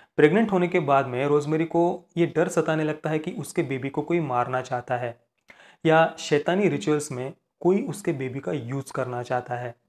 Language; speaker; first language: Hindi; non-native, local second language; Marathi